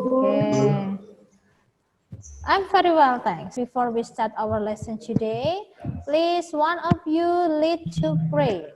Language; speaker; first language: English; non-native, learner; Indonesian